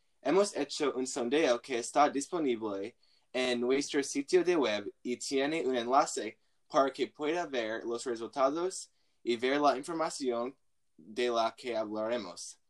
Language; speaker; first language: Spanish; non-native, learner; English